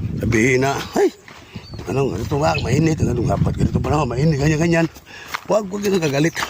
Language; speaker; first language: Filipino; non-native, local second language; Cebuano